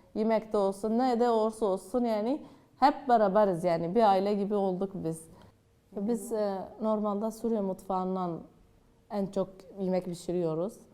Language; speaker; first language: Turkish; non-native, fluent; Arabic